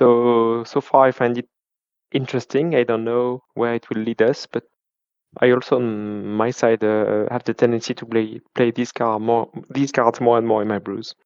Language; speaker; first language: English; non-native, fluent; French